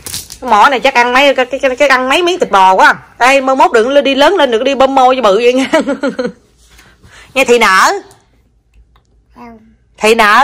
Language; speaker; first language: Vietnamese; native; Vietnamese